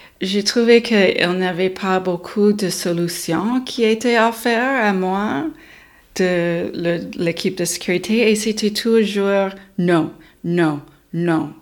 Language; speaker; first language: French; non-native, learner; English